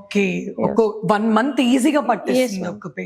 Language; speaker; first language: Telugu; native; Telugu